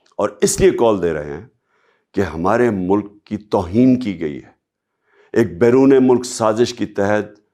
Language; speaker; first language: Urdu; native; Urdu